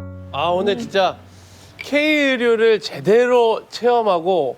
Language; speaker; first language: Korean; native; Korean